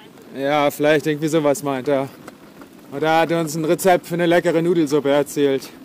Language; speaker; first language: German; native; German